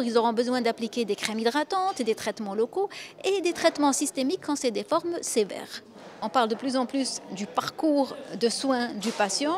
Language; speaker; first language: French; non-native, local second language; Arabic